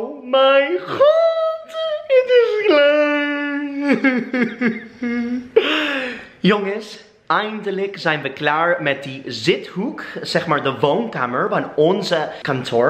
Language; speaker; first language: Dutch; non-native, fluent; English